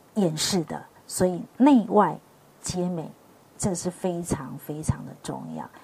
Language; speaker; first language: Chinese; native; Chinese